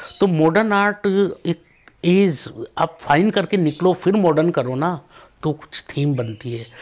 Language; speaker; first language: Hindi; native; Hindi